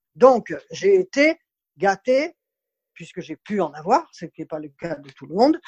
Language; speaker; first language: French; native; French